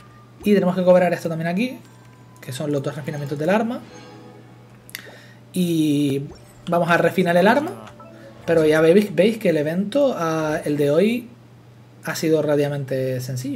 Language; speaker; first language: Spanish; native; Spanish